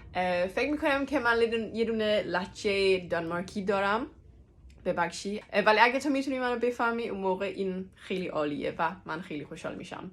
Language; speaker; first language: Persian; early bilingual, heritage; Danish